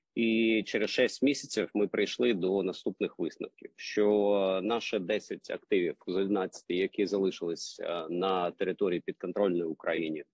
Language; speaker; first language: Ukrainian; non-native, local second language; Russian